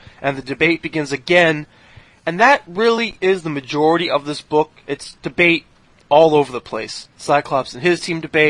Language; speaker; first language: English; native; English